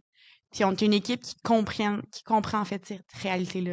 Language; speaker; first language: French; native; French